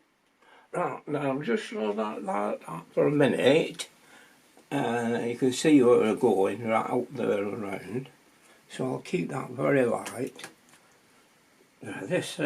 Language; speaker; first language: English; native; English